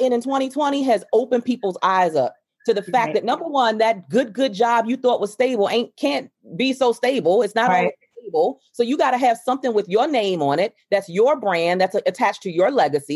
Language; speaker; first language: English; native; English